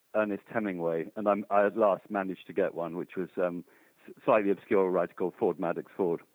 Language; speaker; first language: English; native; English